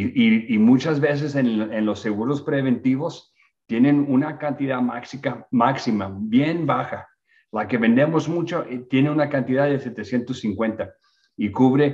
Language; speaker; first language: Spanish; early bilingual, other home language; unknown